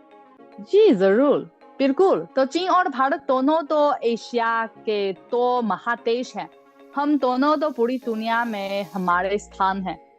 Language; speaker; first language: Hindi; non-native, fluent; Chinese